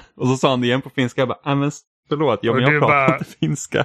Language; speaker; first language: Swedish; native; Swedish